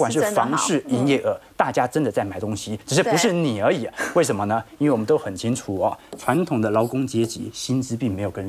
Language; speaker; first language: Chinese; native; Chinese